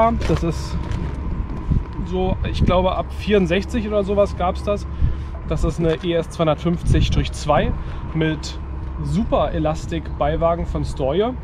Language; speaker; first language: German; native; German